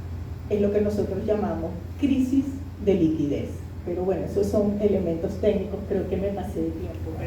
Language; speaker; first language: Spanish; native; Spanish